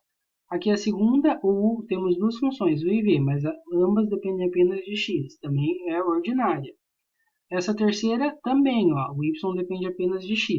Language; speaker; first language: Portuguese; native; Portuguese